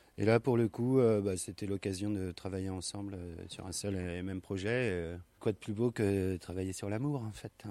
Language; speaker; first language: French; native; French